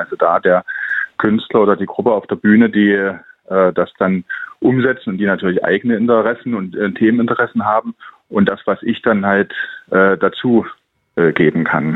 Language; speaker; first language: German; native; German